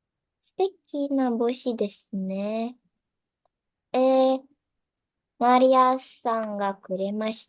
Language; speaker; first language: Japanese; non-native, learner; Indonesian